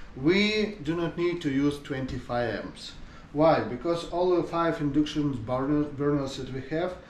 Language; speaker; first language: English; non-native, learner; Ukrainian